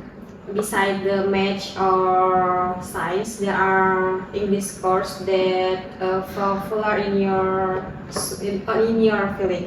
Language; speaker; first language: English; non-native, learner; Indonesian